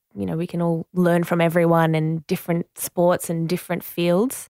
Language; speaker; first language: English; non-native, local second language; French